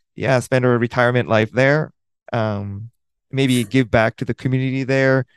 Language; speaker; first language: English; early bilingual, other home language; Japanese